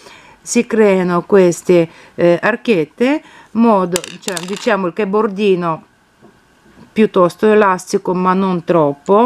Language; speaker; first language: Italian; non-native, fluent; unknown